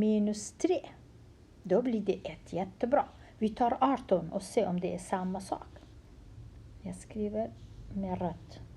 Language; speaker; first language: Swedish; non-native, fluent; Central Kurdish